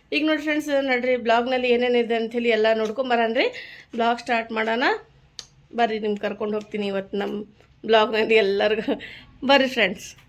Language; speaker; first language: Kannada; native; Kannada